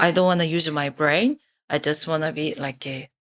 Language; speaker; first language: English; non-native, fluent; Korean